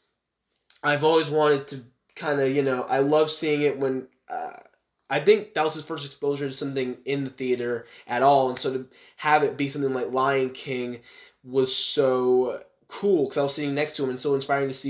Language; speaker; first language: English; native; English